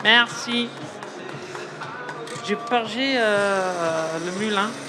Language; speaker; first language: French; non-native, learner; English